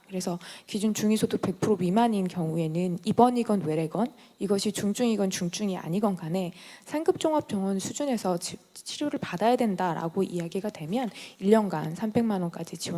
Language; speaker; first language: Korean; native; Korean